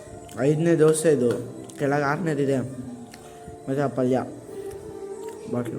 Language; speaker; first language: Kannada; native; Kannada